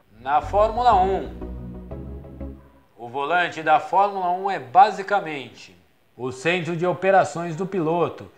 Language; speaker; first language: Portuguese; native; Portuguese